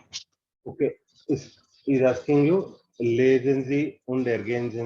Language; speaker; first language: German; non-native, learner; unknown